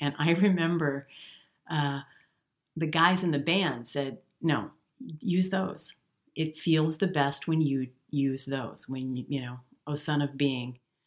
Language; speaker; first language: English; native; English